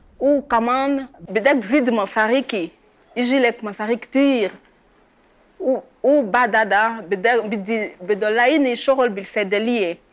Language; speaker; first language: Arabic; non-native, learner; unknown